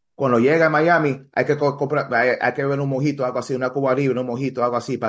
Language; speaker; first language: Spanish; early bilingual, heritage; Spanish